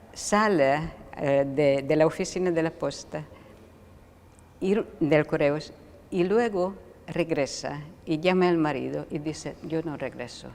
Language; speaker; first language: Spanish; non-native, fluent; Hungarian